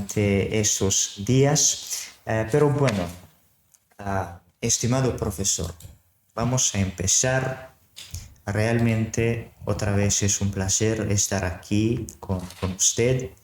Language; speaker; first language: Spanish; non-native, fluent; Serbian